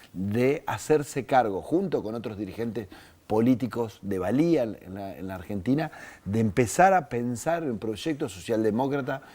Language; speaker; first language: Spanish; native; Spanish